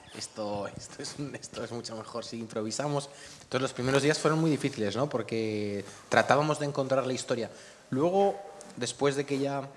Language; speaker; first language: Spanish; native; Spanish